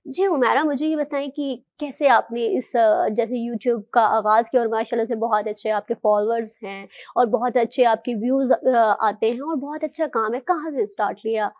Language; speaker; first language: Urdu; native; Urdu